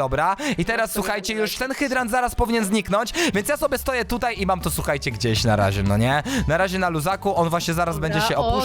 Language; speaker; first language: Polish; native; Polish